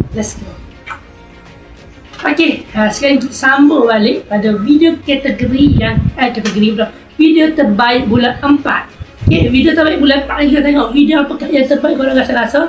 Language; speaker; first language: Malay; native; Malay